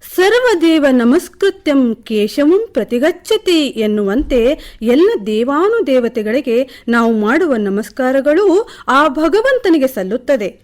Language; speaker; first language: Kannada; native; Kannada